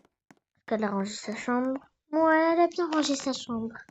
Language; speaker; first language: French; native; French